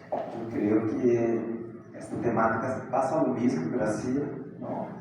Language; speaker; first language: Spanish; non-native, fluent; Portuguese